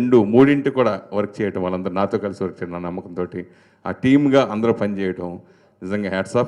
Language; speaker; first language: Telugu; native; Telugu